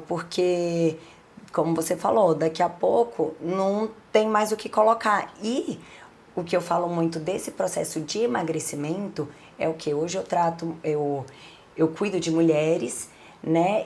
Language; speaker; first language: Portuguese; native; Portuguese